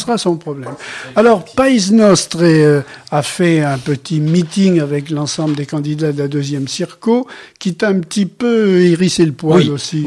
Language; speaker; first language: French; native; French